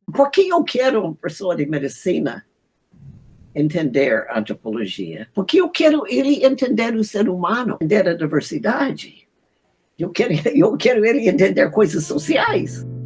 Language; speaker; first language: Portuguese; non-native, fluent; English